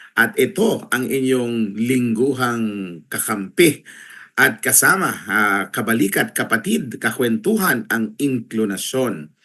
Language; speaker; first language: Filipino; native; Filipino